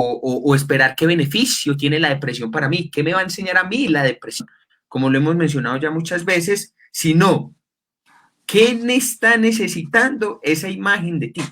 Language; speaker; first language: Spanish; native; Spanish